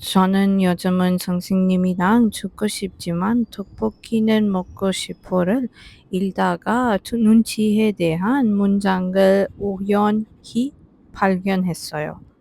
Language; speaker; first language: Korean; non-native, fluent; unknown